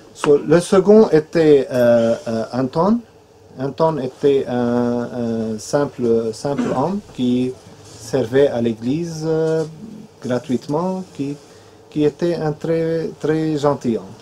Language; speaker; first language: French; non-native, fluent; Arabic